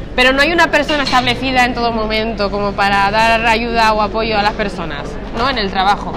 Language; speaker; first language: Spanish; native; Spanish